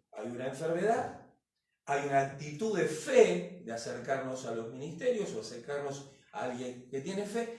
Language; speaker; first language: Spanish; native; Spanish